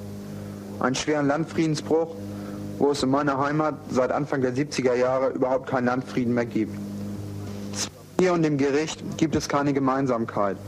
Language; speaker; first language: German; native; German